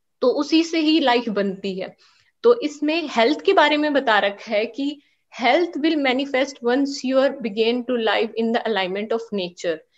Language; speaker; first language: Hindi; native; Hindi